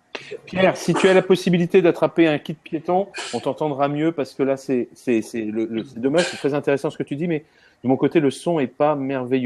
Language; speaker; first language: French; native; French